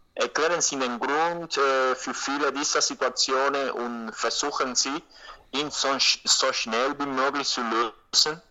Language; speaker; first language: German; non-native, learner; Spanish